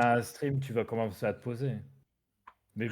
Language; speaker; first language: French; native; French